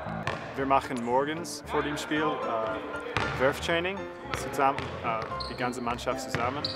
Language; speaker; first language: German; non-native, fluent; English